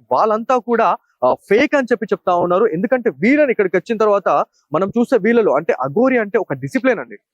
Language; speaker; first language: Telugu; native; Telugu